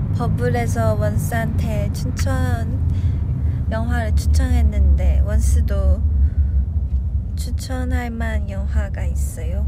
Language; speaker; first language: Korean; non-native, fluent; Chinese